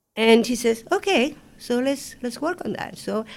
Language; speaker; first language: English; non-native, fluent; Spanish